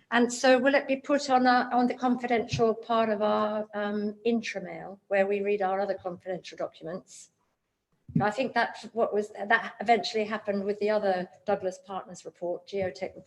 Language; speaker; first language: English; native; English